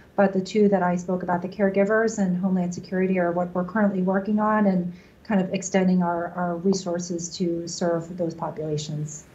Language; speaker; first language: English; native; English